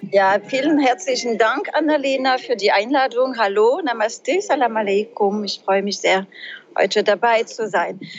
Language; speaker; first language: German; non-native, fluent; French